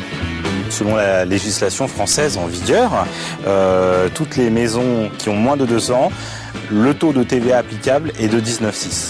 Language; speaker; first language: French; native; French